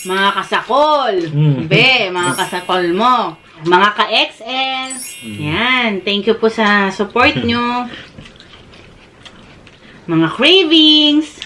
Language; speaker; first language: Filipino; native; Filipino